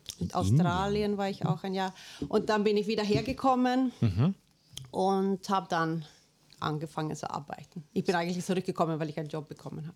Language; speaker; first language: German; non-native, fluent; Swedish